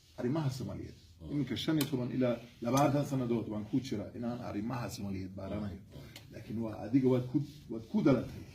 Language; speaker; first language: Somali; non-native, fluent; German